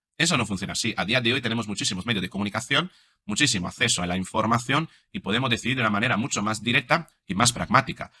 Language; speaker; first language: Spanish; non-native, fluent; Italian